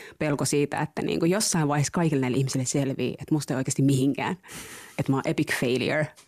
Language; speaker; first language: Finnish; early bilingual, other home language; Somali